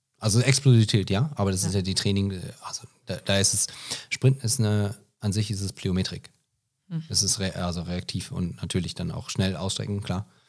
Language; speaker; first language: German; non-native, fluent; English